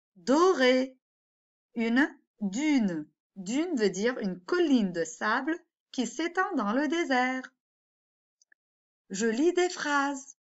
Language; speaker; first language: French; non-native, local second language; Arabic